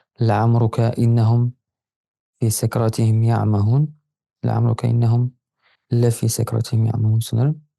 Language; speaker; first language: Turkish; non-native, fluent; Arabic